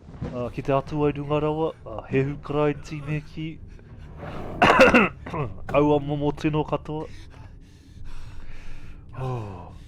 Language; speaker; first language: Māori; non-native, learner; English